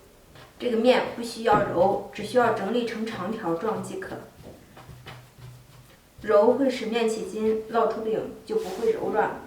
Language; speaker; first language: Chinese; native; Chinese